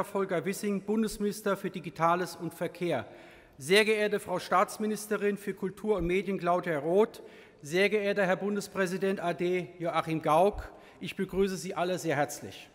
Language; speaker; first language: German; native; German